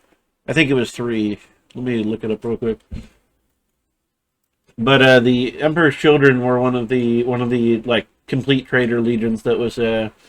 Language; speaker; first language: English; native; English